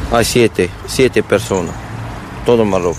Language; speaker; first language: Spanish; non-native, learner; Arabic